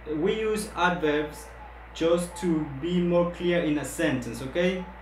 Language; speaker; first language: English; non-native, fluent; Spanish